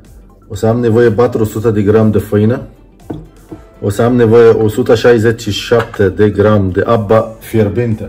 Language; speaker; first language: Romanian; non-native, learner; Arabic